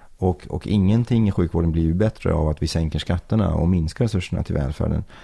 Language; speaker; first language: Swedish; early bilingual, other home language; Persian